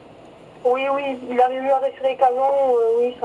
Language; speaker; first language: French; native; French